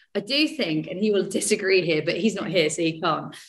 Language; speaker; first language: English; native; English